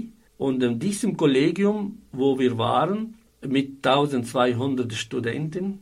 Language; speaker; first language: German; non-native, fluent; Arabic